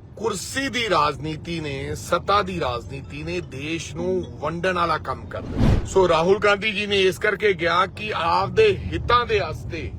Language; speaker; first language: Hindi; non-native, local second language; Punjabi